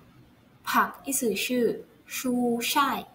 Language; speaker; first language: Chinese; non-native, learner; Thai